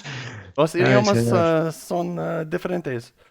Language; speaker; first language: Spanish; non-native, learner; English